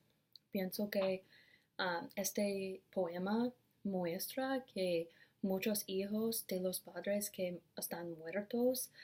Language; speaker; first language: Spanish; non-native, learner; English